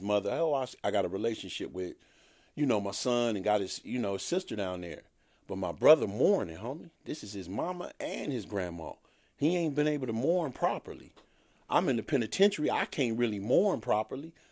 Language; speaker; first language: English; native; English